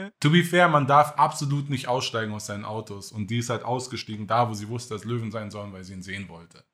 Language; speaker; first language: German; native; German